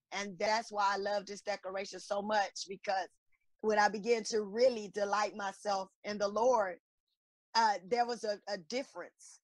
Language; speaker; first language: English; native; English